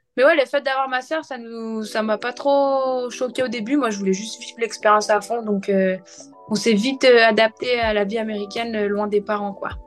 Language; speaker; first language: French; native; French